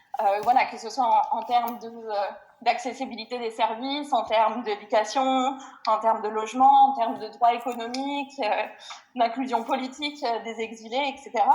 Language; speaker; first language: French; native; French